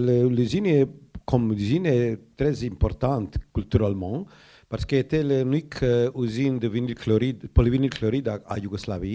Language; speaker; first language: French; non-native, learner; Croatian